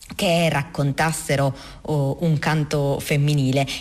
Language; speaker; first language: Italian; native; Italian